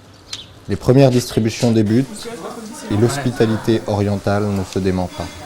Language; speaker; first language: French; native; French